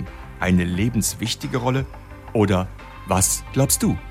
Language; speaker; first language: German; native; German